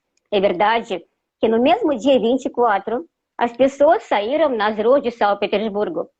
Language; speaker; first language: Portuguese; non-native, fluent; Russian